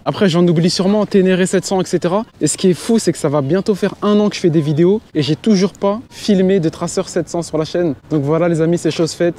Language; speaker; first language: French; native; French